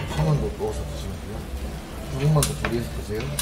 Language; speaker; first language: Korean; native; Korean